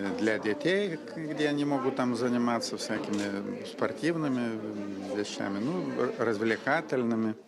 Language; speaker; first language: Russian; non-native, fluent; Lithuanian